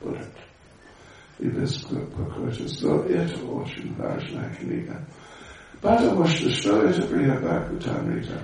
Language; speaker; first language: Russian; non-native, learner; English